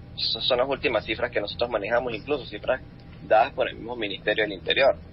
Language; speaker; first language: Spanish; native; Spanish